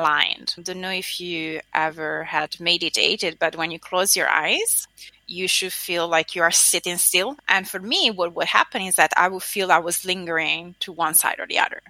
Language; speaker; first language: English; non-native, fluent; Italian